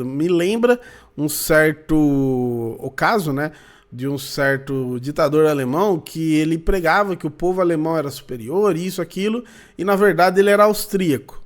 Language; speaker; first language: Portuguese; native; Portuguese